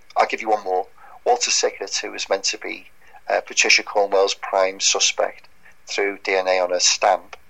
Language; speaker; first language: English; native; English